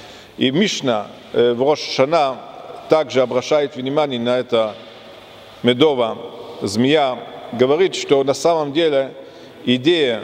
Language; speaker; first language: Russian; non-native, fluent; German